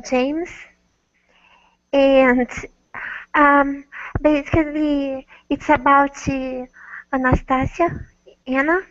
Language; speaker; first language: English; non-native, learner; Portuguese